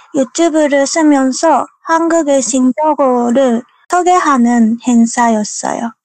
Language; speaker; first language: Korean; non-native, fluent; Japanese